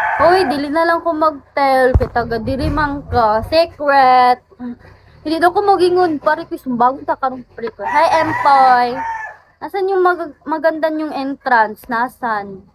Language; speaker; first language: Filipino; non-native, local second language; Cebuano